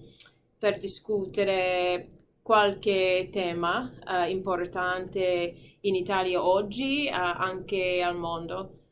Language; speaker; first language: Italian; non-native, fluent; English